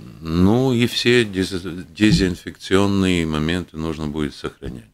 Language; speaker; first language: Russian; non-native, local second language; Latvian